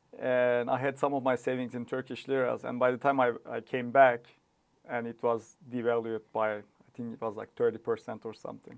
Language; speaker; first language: English; non-native, fluent; Turkish